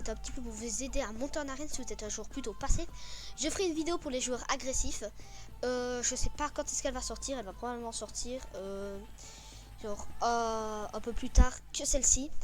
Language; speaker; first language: French; native; French